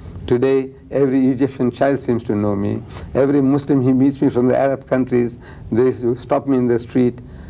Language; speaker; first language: English; early bilingual, other home language; Gujarati